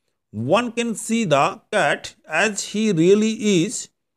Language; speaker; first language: English; non-native, local second language; Bangla